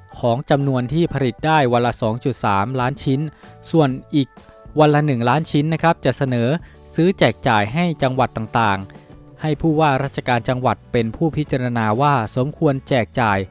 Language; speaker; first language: Thai; native; Thai